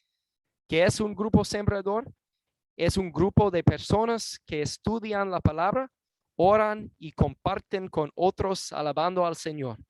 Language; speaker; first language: Spanish; non-native, fluent; English